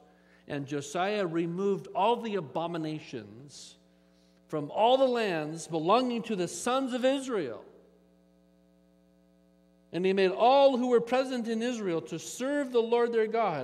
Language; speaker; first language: English; native; English